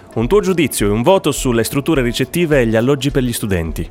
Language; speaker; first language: Italian; native; Italian